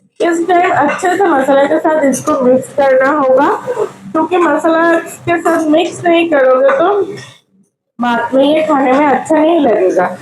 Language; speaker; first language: Hindi; non-native, local second language; Bangla